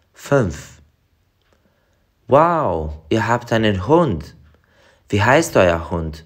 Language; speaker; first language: German; non-native, fluent; Serbian